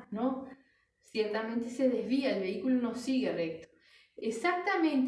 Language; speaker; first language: Spanish; native; Spanish